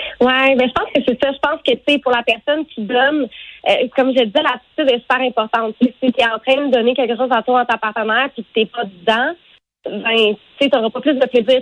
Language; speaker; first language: French; native; French